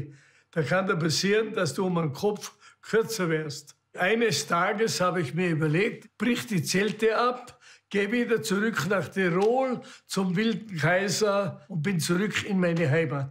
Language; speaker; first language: German; native; German